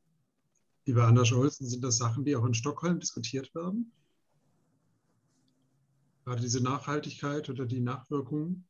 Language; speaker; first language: German; native; German